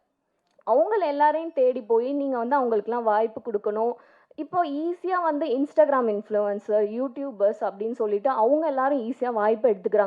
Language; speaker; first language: Tamil; native; Tamil